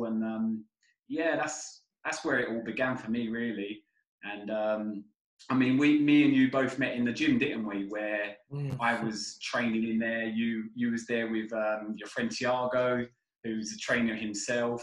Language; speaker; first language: English; native; English